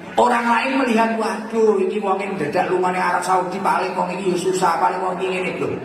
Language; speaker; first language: Indonesian; non-native, local second language; Javanese